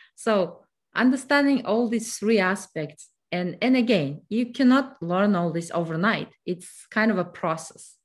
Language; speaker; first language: English; non-native, fluent; Kazakh